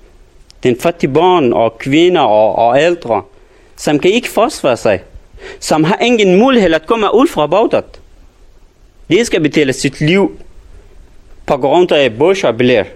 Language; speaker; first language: Danish; non-native, learner; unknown